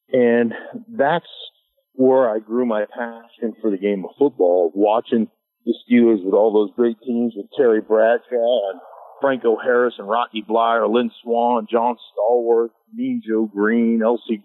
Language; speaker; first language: English; native; English